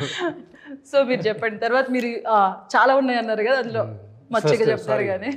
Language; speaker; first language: Telugu; native; Telugu